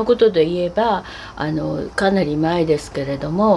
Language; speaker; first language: Japanese; native; Japanese